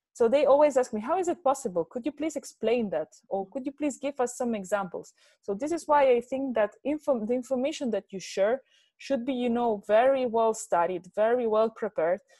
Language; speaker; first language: English; non-native, fluent; Spanish